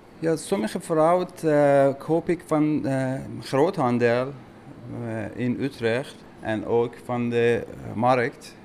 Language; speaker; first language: Dutch; non-native, learner; Persian